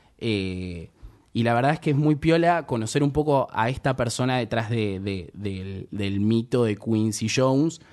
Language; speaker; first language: Spanish; native; Spanish